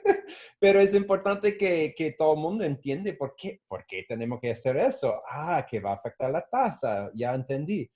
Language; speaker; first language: Spanish; non-native, fluent; English